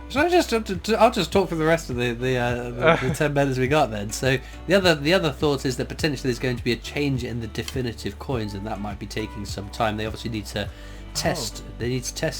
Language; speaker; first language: English; native; English